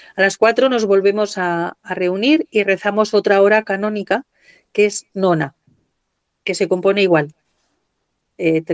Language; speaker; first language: Spanish; native; Spanish